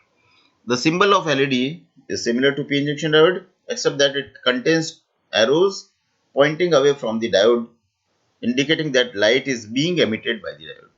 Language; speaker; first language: English; non-native, local second language; Hindi